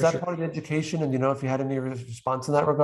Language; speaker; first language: English; native; English